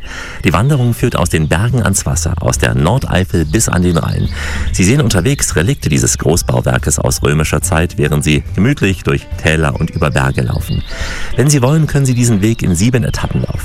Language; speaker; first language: German; native; German